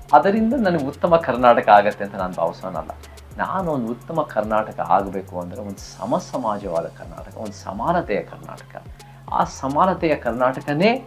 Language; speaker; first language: Kannada; early bilingual, other home language; English